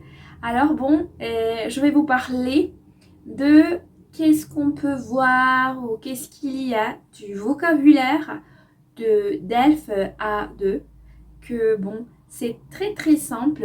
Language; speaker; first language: French; non-native, fluent; Spanish